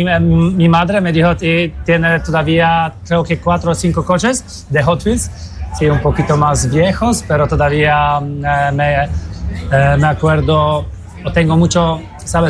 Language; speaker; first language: Spanish; non-native, learner; Polish